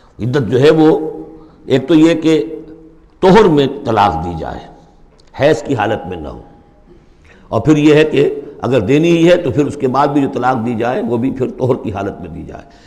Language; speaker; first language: Urdu; native; Urdu